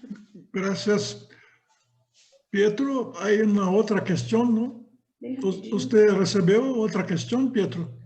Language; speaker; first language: Spanish; non-native, fluent; Portuguese